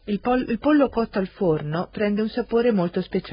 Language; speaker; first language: Italian; non-native, fluent; Spanish